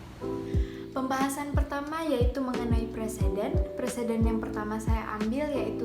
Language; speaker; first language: Indonesian; native; Indonesian